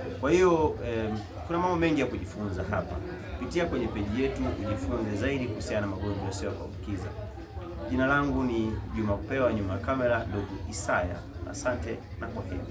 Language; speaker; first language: Swahili; native; Swahili